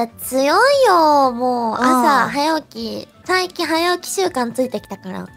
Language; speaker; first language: Japanese; native; Japanese